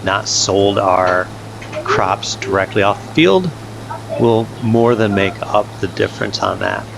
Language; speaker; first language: English; native; English